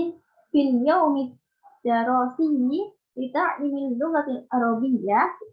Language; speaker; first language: Arabic; non-native, learner; Indonesian